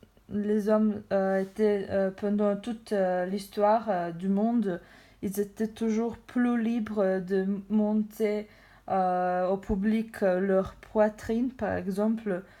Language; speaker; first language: French; non-native, learner; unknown